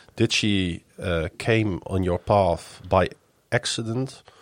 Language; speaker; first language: English; non-native, fluent; Dutch